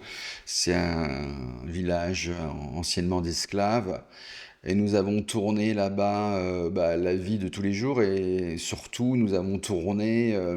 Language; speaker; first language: French; native; French